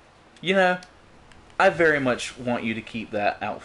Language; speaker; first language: English; native; English